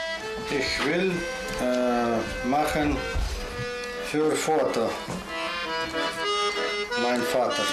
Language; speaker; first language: German; non-native, learner; Russian